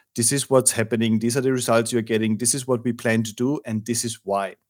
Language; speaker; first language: English; non-native, fluent; German